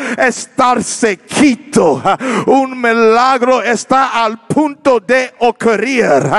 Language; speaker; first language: Spanish; non-native, learner; English